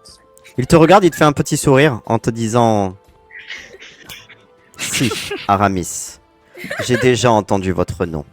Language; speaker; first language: French; native; French